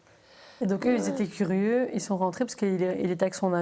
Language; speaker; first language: French; native; French